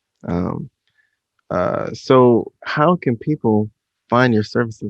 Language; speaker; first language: English; native; English